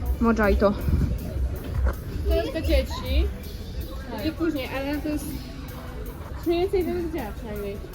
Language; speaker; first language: Polish; non-native, fluent; Ukrainian